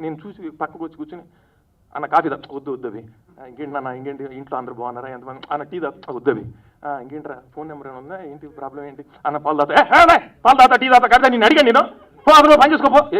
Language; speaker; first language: Telugu; native; Telugu